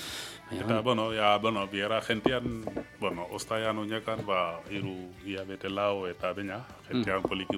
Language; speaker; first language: Basque; non-native, learner; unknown